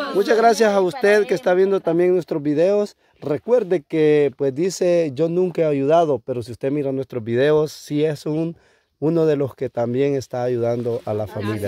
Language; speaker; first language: Spanish; native; Spanish